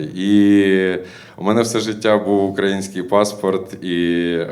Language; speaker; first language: Ukrainian; native; Ukrainian